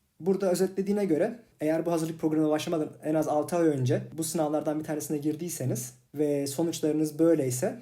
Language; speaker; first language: Turkish; native; Turkish